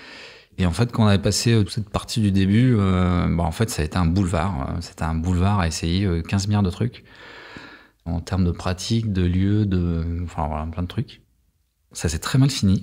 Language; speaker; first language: French; native; French